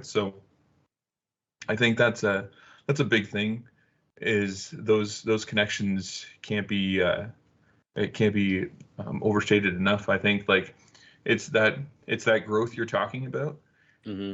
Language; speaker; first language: English; native; English